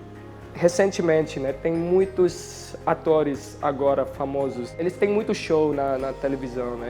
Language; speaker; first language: Portuguese; non-native, fluent; Filipino